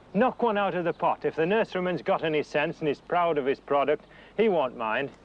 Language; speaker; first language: English; native; English